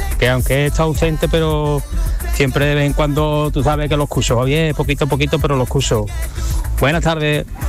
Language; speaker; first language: Spanish; native; Spanish